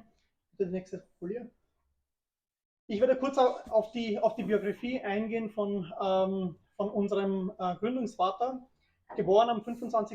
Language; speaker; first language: German; early bilingual, other home language; Urdu